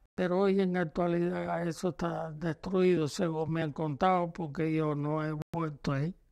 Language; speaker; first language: Spanish; native; Spanish